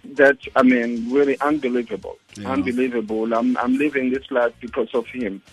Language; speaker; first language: English; non-native, local second language; Zulu